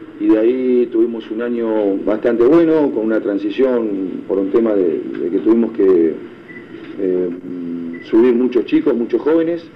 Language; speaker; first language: Spanish; native; Spanish